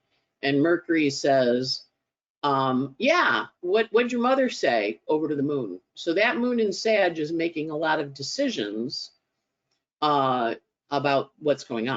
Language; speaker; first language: English; native; English